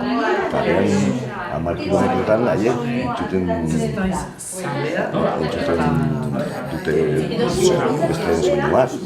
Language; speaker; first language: Basque; non-native, local second language; Spanish